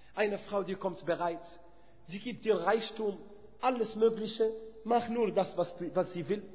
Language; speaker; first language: German; non-native, fluent; Arabic